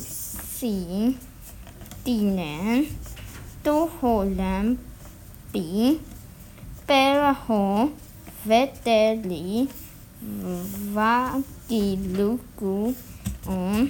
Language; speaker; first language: Finnish; non-native, learner; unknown